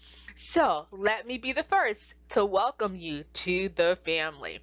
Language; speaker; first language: English; native; English